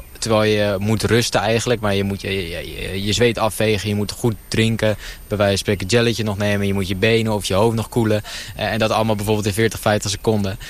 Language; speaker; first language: Dutch; native; Dutch